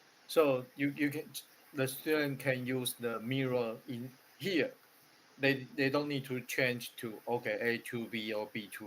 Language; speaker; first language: English; non-native, learner; Chinese